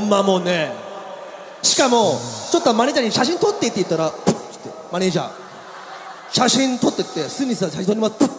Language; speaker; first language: Japanese; native; Japanese